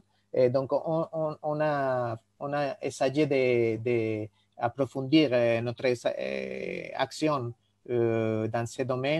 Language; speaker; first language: French; non-native, fluent; Spanish